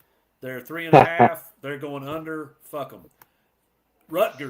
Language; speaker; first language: English; native; English